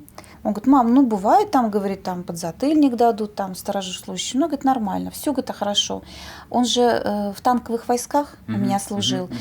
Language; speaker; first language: Russian; native; Russian